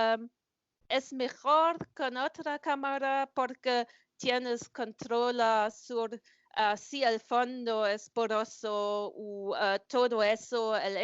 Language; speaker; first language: Spanish; non-native, learner; German